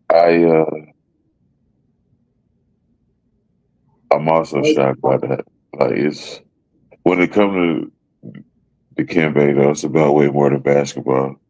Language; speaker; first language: English; native; English